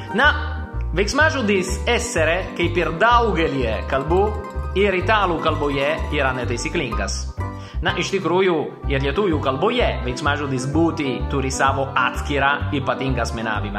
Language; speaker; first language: Lithuanian; non-native, fluent; Italian